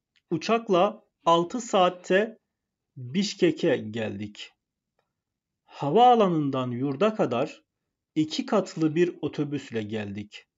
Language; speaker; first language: Turkish; non-native, fluent; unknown